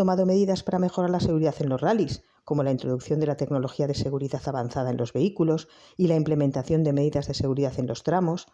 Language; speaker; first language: Spanish; native; Spanish